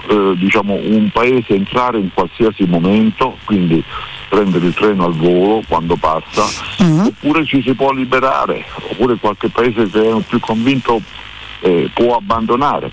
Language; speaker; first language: Italian; native; Italian